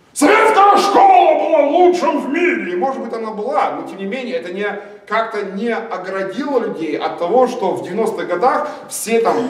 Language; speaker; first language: Russian; non-native, fluent; English